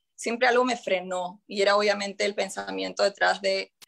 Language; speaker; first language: Spanish; native; Spanish